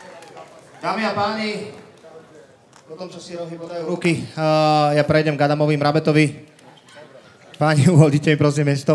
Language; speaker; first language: Slovak; native; Slovak